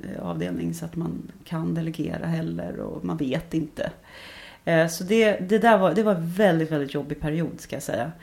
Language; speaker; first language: Swedish; native; Swedish